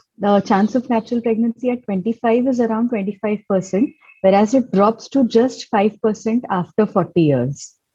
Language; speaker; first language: English; non-native, local second language; Marathi